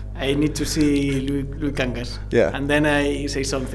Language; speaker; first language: English; non-native, learner; Spanish